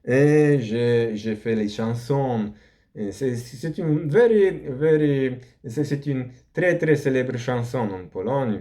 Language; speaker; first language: French; non-native, learner; Polish